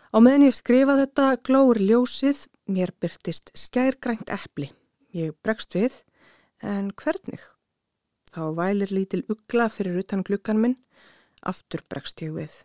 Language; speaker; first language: Icelandic; native; Icelandic